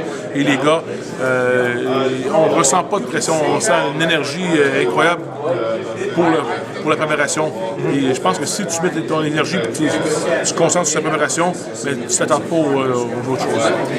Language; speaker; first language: French; native; French